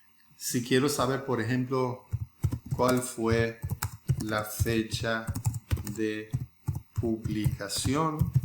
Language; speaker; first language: Spanish; non-native, fluent; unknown